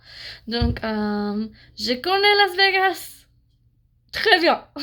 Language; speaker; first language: French; non-native, fluent; English